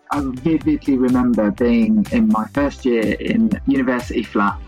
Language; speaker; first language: English; native; English